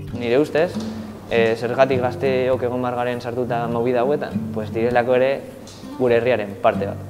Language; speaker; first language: Basque; non-native, local second language; Spanish